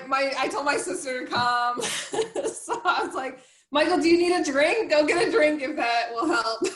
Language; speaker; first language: English; native; English